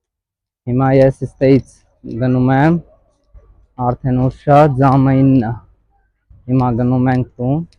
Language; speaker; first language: Armenian; non-native, learner; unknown